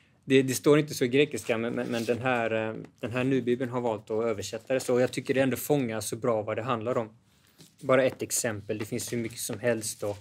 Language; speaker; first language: Swedish; native; Swedish